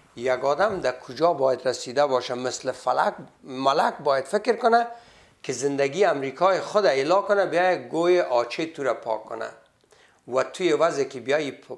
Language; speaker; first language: Persian; native; Persian